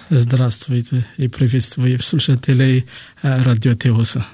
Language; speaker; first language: Russian; non-native, fluent; Malagasy